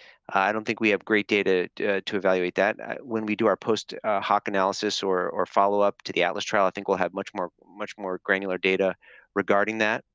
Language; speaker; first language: English; native; English